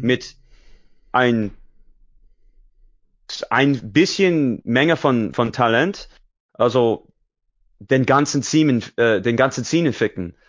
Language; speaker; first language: German; non-native, learner; English